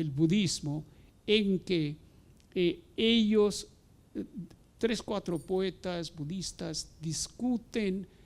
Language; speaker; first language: Spanish; non-native, fluent; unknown